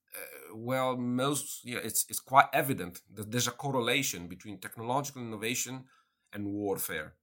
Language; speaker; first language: English; non-native, fluent; Italian